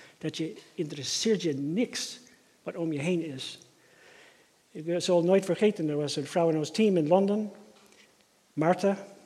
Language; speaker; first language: Dutch; non-native, fluent; English